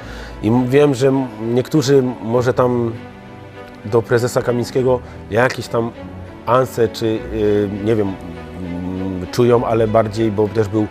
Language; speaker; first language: Polish; native; Polish